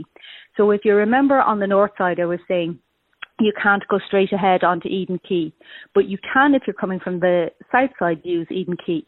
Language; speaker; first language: English; native; English